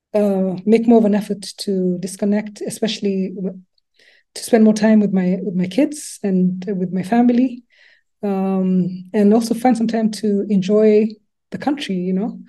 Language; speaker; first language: English; non-native, local second language; Luba-Lulua